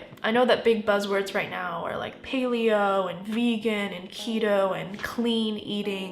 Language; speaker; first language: English; native; English